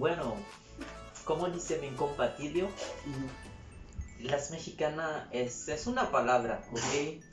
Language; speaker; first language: Spanish; non-native, learner; Haitian Creole